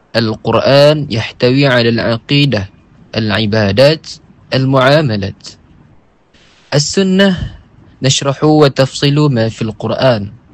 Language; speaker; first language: Arabic; non-native, learner; Malay